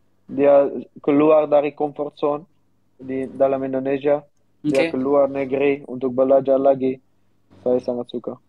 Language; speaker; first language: Indonesian; non-native, learner; Dutch